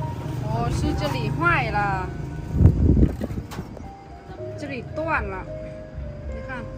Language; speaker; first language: Chinese; non-native, learner; Lao